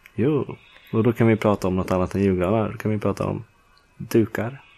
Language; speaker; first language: Swedish; native; Swedish